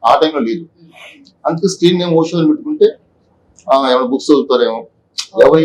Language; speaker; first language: Telugu; native; Telugu